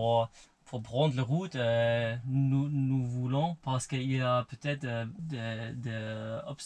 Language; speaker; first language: French; non-native, learner; German